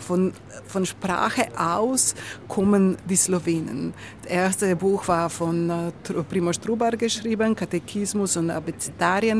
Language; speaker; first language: German; non-native, learner; Slovenian